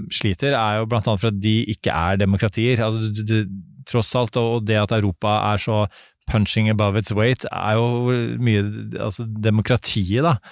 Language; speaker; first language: Norwegian; native; Norwegian